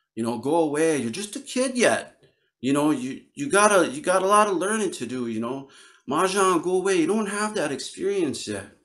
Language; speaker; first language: English; native; English